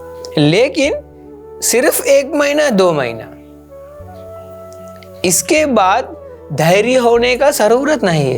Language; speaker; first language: Hindi; non-native, local second language; Sinhala